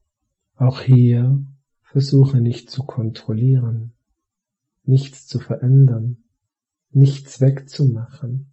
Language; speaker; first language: German; native; German